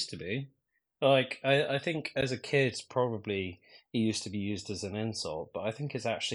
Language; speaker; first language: English; native; English